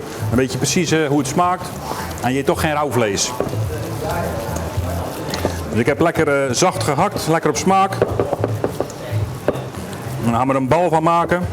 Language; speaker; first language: Dutch; native; Dutch